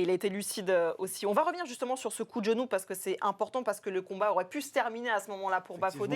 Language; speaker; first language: French; native; French